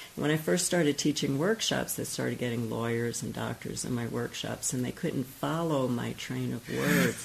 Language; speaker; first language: English; native; English